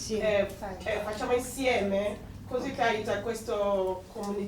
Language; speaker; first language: Italian; non-native, learner; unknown